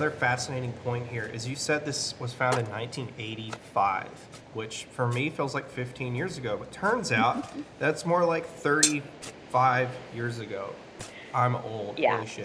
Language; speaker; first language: English; native; English